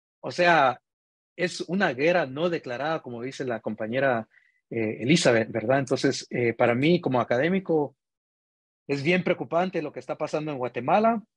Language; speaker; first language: Spanish; early bilingual, heritage; Spanish